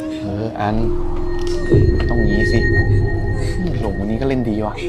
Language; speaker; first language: Thai; native; Thai